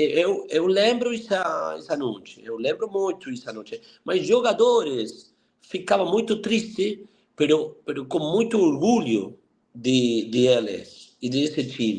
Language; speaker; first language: Portuguese; non-native, fluent; Spanish